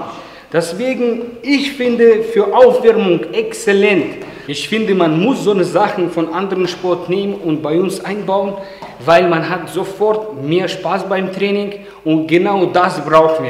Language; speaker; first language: German; non-native, fluent; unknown